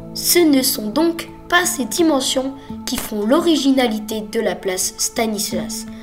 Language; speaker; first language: French; native; French